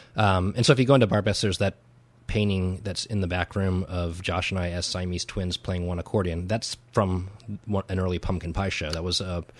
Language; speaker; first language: English; native; English